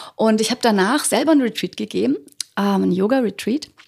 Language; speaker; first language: German; early bilingual, other home language; Croatian